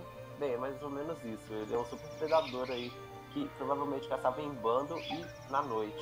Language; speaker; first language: Portuguese; native; Portuguese